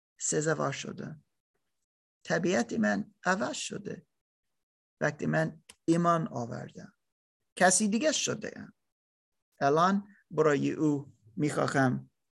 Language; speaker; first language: Persian; non-native, learner; German